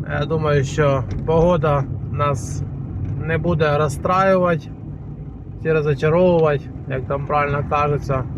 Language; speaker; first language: Ukrainian; non-native, local second language; Russian